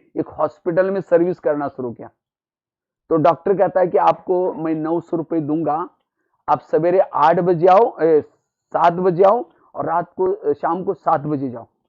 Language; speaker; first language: Hindi; non-native, local second language; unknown